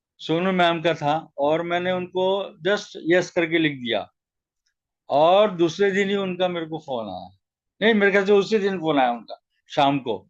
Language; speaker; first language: Hindi; non-native, local second language; Marathi